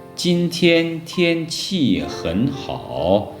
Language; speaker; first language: Chinese; non-native, fluent; Lao